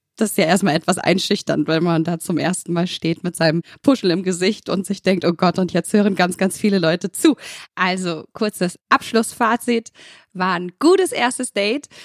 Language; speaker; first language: German; early bilingual, other home language; Arabic